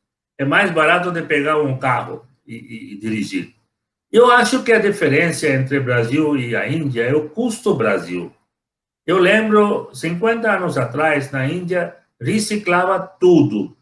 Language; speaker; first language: Portuguese; non-native, fluent; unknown